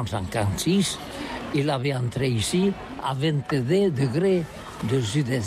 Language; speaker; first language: French; non-native, learner; Catalan